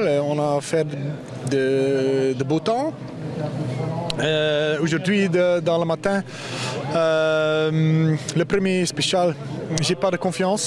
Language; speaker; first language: French; non-native, local second language; Dutch